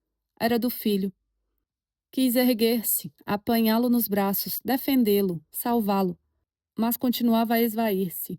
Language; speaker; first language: Portuguese; native; Portuguese